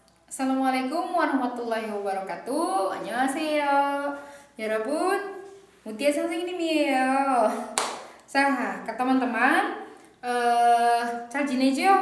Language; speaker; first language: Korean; non-native, fluent; Indonesian